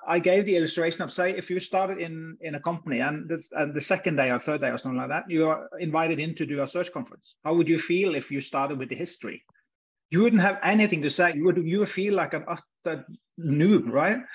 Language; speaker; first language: English; non-native, fluent; Norwegian